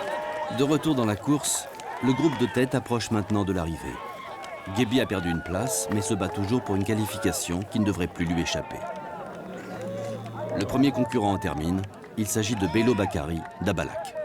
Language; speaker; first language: French; native; French